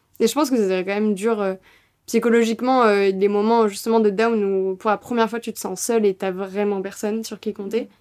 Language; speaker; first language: French; native; French